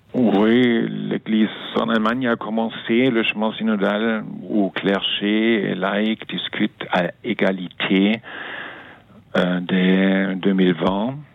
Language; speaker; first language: French; non-native, fluent; German